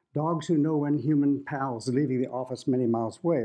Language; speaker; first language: English; native; English